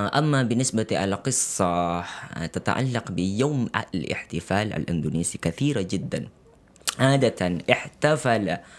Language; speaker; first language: Arabic; non-native, fluent; Indonesian